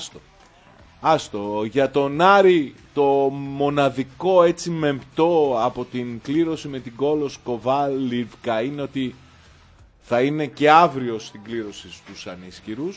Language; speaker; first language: Greek; native; Greek